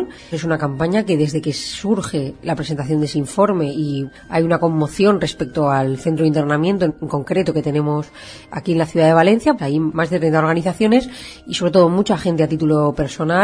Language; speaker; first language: Spanish; native; Spanish